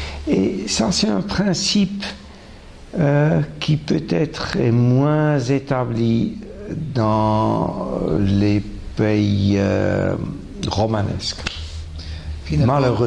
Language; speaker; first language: French; non-native, local second language; German